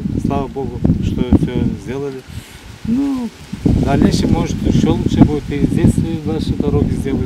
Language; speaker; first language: Russian; non-native, local second language; Gagauz